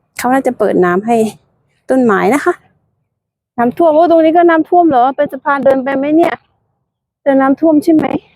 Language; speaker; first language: Thai; native; Thai